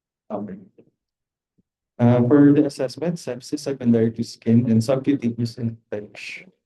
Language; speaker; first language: English; non-native, local second language; Filipino